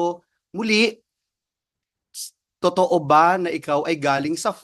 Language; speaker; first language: Filipino; native; Filipino